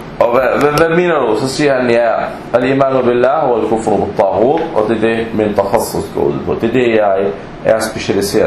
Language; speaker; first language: Danish; early bilingual, other home language; Arabic